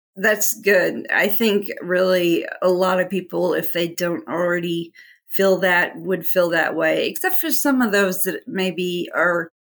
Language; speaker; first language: English; native; English